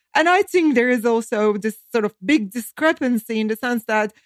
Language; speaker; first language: English; non-native, fluent; Turkish